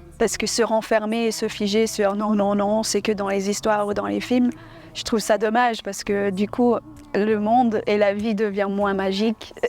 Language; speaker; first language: French; early bilingual, other home language; English